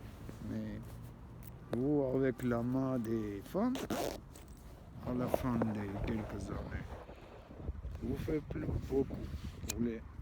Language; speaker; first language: French; non-native, learner; Armenian